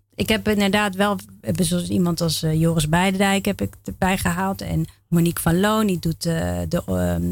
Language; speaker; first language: Dutch; native; Dutch